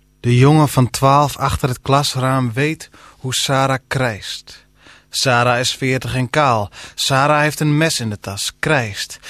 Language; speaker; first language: Dutch; non-native, local second language; Western Frisian